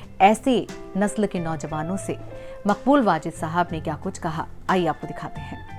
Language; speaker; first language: Urdu; native; Urdu